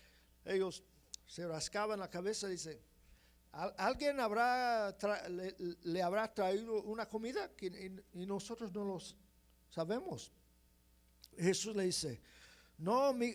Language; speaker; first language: Spanish; non-native, fluent; English